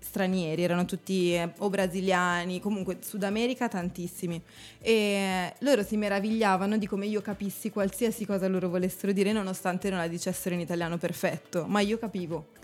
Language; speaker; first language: Italian; early bilingual, other home language; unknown